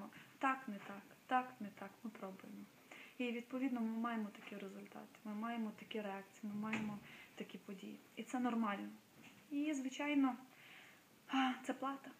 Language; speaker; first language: Ukrainian; native; Ukrainian